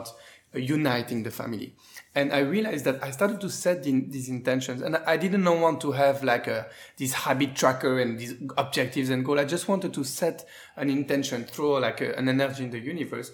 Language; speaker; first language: English; non-native, fluent; French